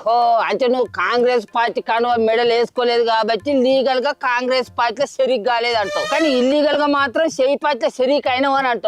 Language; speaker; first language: Telugu; native; Telugu